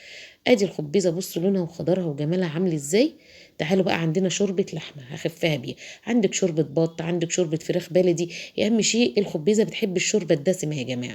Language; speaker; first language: Arabic; native; Arabic